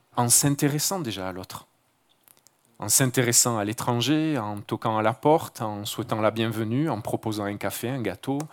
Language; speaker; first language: French; native; French